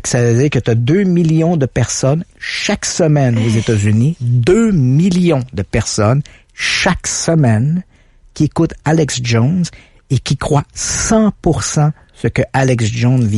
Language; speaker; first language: French; native; French